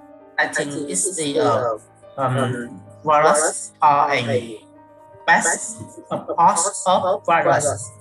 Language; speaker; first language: English; non-native, learner; Vietnamese